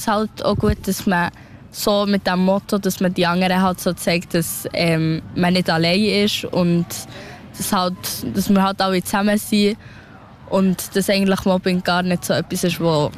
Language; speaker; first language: German; early bilingual, other home language; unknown